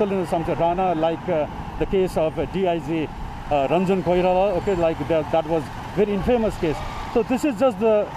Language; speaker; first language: English; non-native, local second language; Nepali